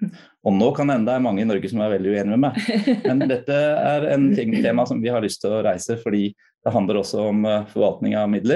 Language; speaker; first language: Norwegian; native; Norwegian